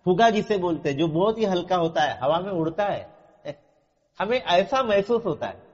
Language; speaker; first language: Hindi; non-native, local second language; Marathi